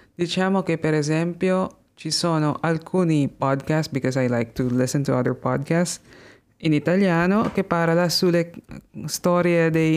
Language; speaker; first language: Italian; non-native, fluent; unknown